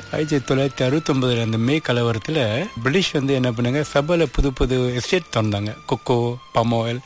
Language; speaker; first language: Tamil; non-native, local second language; Malay